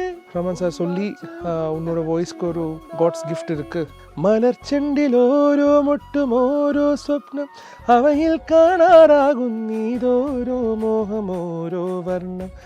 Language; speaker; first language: Tamil; non-native, learner; Malayalam